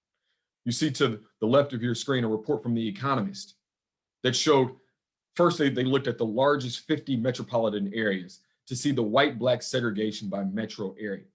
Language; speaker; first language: English; native; English